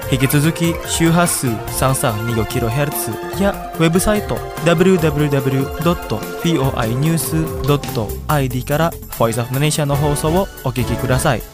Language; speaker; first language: Japanese; non-native, fluent; Indonesian